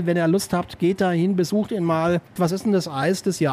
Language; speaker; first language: German; native; German